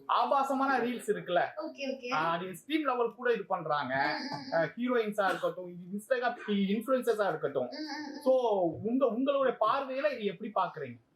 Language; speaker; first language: Tamil; native; Tamil